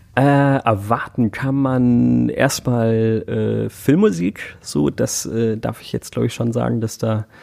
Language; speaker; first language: German; native; German